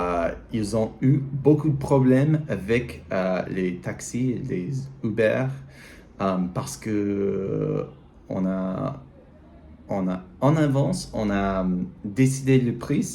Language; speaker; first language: French; non-native, learner; English